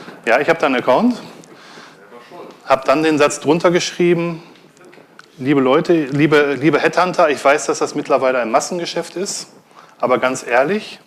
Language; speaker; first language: German; native; German